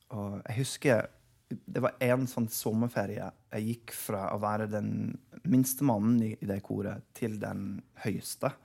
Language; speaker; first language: Norwegian; non-native, fluent; English